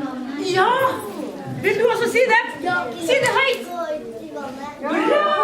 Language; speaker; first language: Swedish; non-native, fluent; Somali